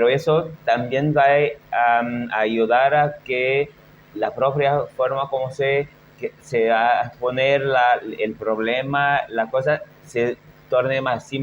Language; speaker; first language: Spanish; non-native, fluent; Portuguese